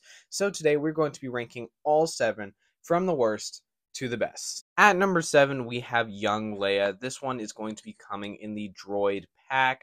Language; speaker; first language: English; native; English